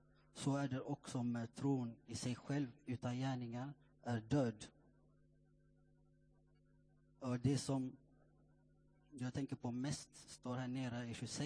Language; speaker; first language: Swedish; non-native, fluent; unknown